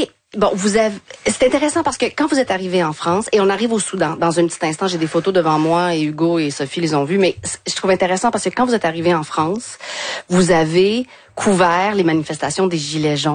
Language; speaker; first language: French; native; French